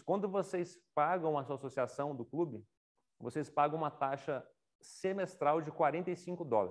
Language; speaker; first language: Portuguese; native; Portuguese